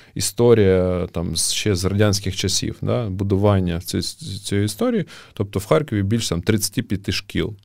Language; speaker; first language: Ukrainian; native; Ukrainian